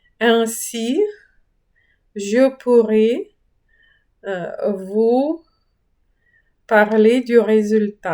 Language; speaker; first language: French; non-native, fluent; Ukrainian